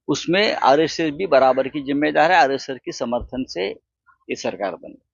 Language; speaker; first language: Hindi; non-native, local second language; Marathi